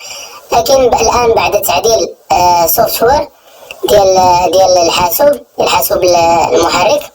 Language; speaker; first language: Arabic; native; Arabic